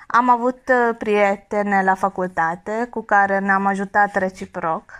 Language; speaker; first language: Romanian; non-native, fluent; Hungarian